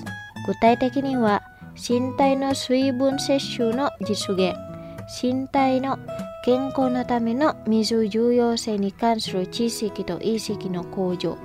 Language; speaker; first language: Japanese; non-native, fluent; Indonesian